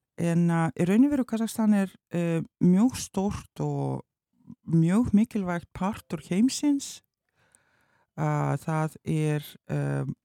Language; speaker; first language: Icelandic; non-native, learner; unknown